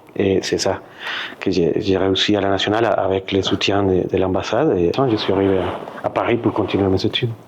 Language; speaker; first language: French; non-native, fluent; Spanish